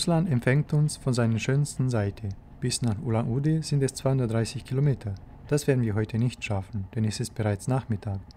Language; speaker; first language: German; native; German